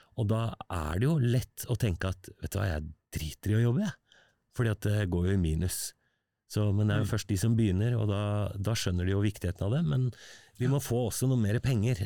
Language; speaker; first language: Norwegian; native; Norwegian